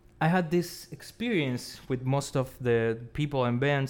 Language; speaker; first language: English; non-native, fluent; Spanish